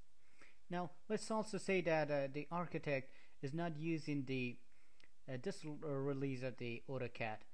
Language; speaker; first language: English; non-native, fluent; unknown